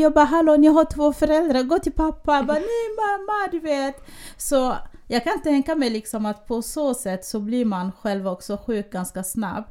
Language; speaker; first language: Swedish; early bilingual, other home language; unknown